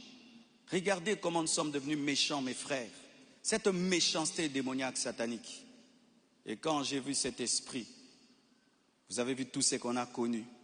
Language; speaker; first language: French; non-native, local second language; Lingala